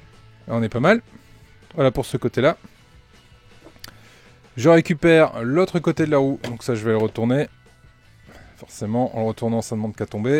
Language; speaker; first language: French; native; French